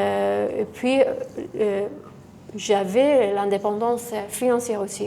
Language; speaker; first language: French; non-native, fluent; Persian